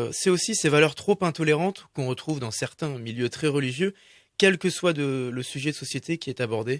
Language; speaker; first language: French; native; French